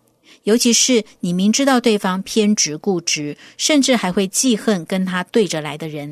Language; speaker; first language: Chinese; native; Chinese